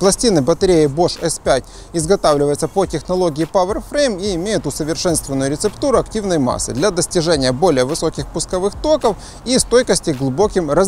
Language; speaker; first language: Russian; native; Russian